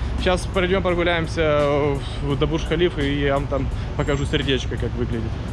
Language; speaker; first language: Russian; native; Russian